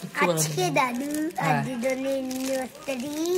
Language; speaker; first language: Hindi; non-native, local second language; Bangla